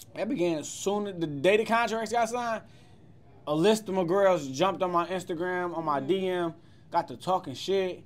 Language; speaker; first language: English; native; English